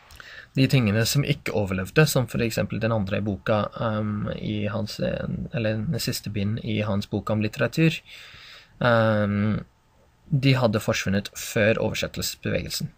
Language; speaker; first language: Norwegian; non-native, fluent; English